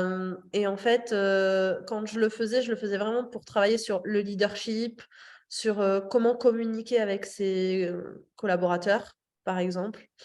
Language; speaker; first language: French; native; French